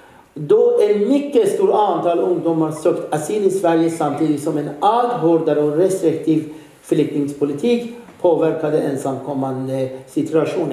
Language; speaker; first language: Swedish; non-native, fluent; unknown